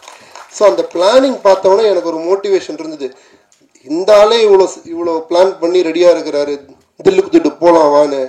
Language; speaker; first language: Tamil; native; Tamil